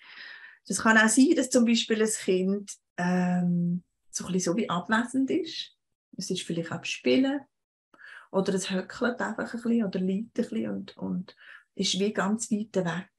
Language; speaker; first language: German; native; German